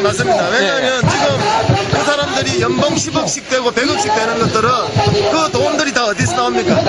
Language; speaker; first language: Korean; native; Korean